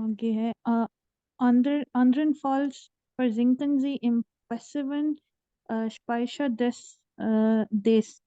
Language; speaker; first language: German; non-native, learner; Urdu